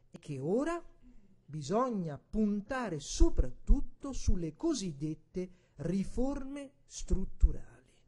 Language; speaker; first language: Italian; native; Italian